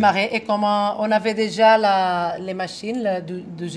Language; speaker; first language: French; non-native, fluent; Spanish